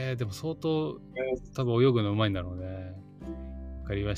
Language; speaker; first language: Japanese; native; Japanese